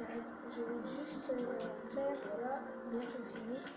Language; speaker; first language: French; native; French